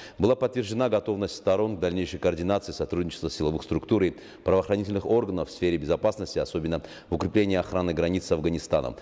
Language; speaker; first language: Russian; non-native, local second language; Tajik